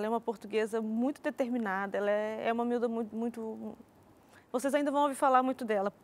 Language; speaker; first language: Portuguese; native; Portuguese